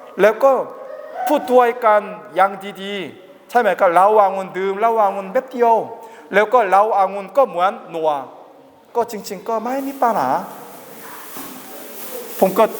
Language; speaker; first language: Thai; non-native, learner; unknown